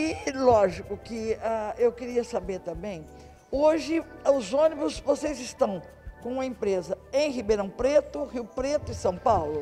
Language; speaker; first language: Portuguese; native; Portuguese